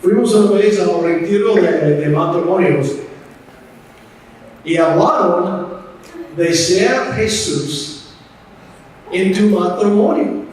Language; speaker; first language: Spanish; non-native, fluent; English